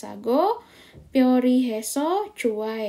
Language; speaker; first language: Korean; non-native, learner; Indonesian